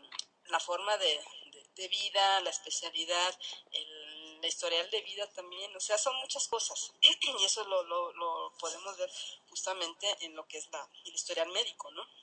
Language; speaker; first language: Spanish; native; Spanish